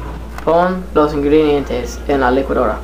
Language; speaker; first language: Spanish; non-native, learner; English